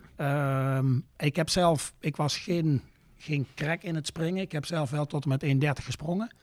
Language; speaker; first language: Dutch; native; Dutch